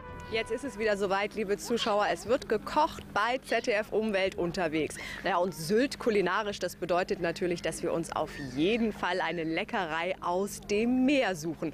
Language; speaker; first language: German; native; German